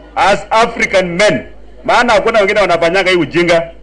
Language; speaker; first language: English; non-native, local second language; Swahili